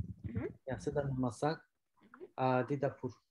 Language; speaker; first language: Indonesian; non-native, learner; Turkish